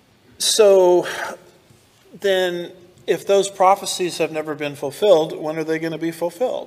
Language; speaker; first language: English; native; English